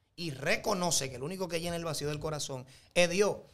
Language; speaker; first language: Spanish; native; Spanish